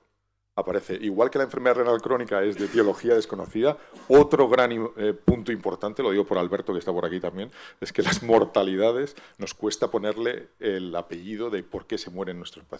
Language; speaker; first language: Spanish; native; Spanish